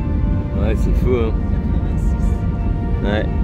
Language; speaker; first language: French; native; French